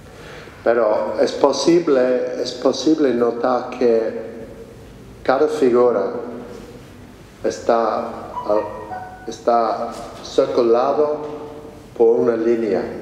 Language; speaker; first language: Spanish; non-native, fluent; English